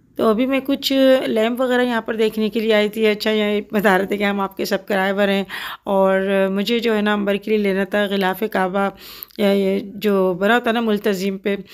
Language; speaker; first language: Urdu; native; Urdu